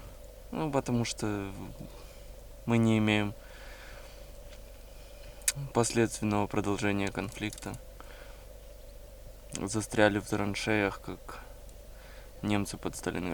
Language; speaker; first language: Russian; native; Russian